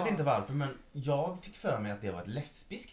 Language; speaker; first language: Swedish; native; Swedish